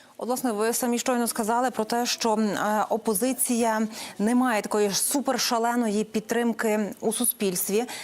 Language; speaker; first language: Ukrainian; native; Ukrainian